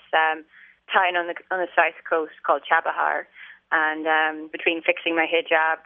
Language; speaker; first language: English; native; English